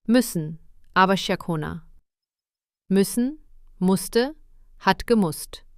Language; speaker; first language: German; non-native, fluent; Hindi